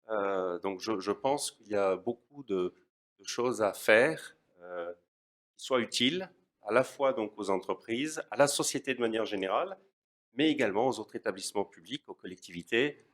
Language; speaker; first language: French; native; French